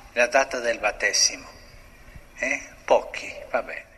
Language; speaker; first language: Spanish; non-native, fluent; French